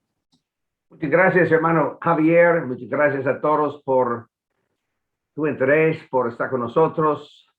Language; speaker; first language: Spanish; non-native, fluent; English